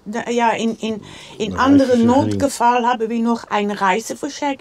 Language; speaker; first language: German; non-native, learner; Dutch